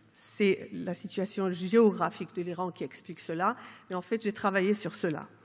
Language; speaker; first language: French; non-native, fluent; Persian